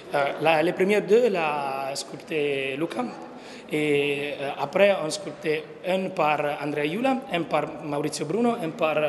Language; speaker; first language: French; non-native, learner; Italian